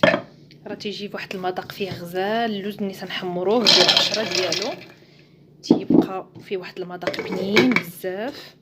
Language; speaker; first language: Arabic; native; Arabic